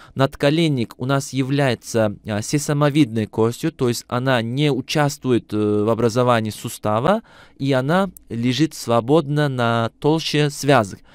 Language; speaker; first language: Russian; non-native, local second language; Uzbek